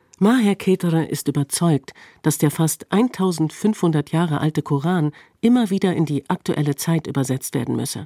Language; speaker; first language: German; native; German